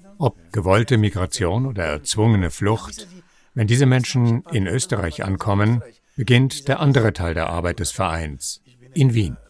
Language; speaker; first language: German; native; German